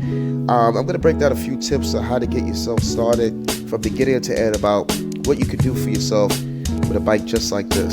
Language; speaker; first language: English; native; English